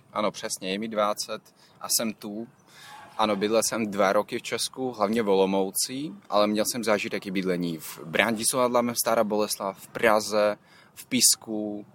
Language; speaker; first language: Czech; non-native, fluent; Ukrainian